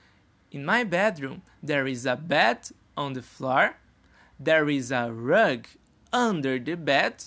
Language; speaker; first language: English; non-native, learner; Portuguese